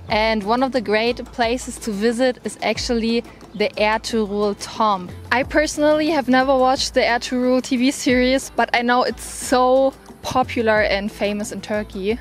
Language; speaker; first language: English; non-native, fluent; German